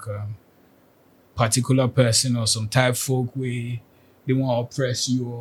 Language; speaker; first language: English; non-native, local second language; Akan